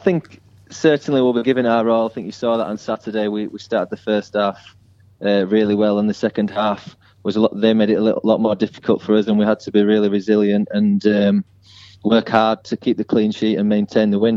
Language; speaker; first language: English; native; English